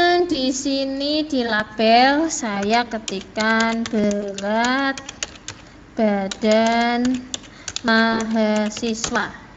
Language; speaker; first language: Indonesian; native; Indonesian